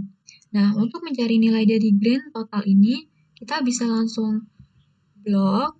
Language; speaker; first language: Indonesian; native; Indonesian